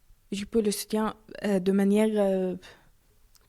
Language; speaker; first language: French; non-native, learner; Arabic